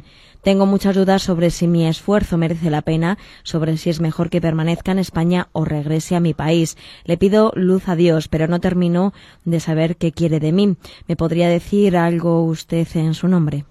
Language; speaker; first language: Spanish; native; Spanish